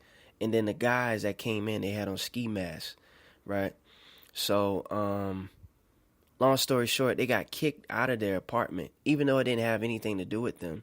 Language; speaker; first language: English; native; English